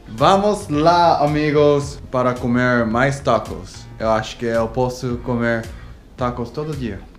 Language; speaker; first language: Portuguese; non-native, learner; English